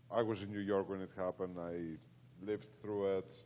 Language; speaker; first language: English; non-native, fluent; Greek